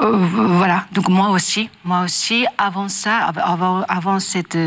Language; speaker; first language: French; non-native, learner; Japanese